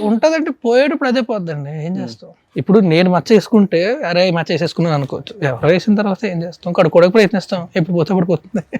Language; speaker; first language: Telugu; native; Telugu